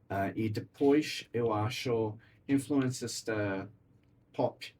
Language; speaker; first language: Portuguese; non-native, learner; English